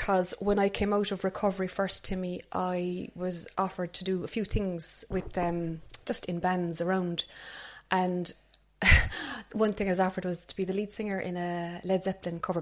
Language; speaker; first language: English; native; English